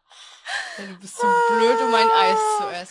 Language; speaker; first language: German; native; German